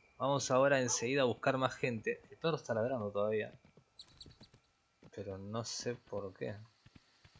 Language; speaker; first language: Spanish; native; Spanish